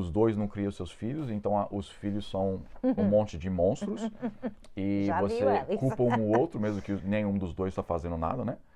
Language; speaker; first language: Portuguese; non-native, fluent; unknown